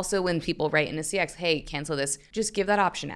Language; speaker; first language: English; native; English